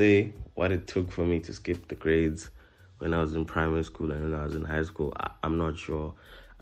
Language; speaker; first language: English; non-native, local second language; Tsonga